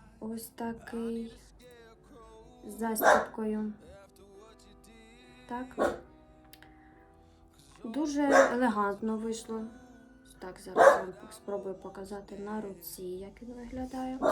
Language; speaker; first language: Ukrainian; native; Ukrainian